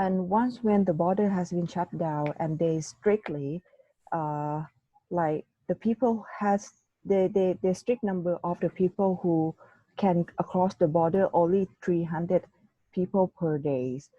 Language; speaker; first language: English; non-native, learner; Thai